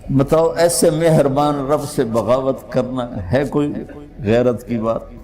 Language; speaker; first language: Urdu; non-native, local second language; Punjabi